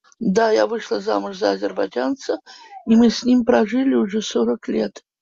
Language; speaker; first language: Russian; native; Russian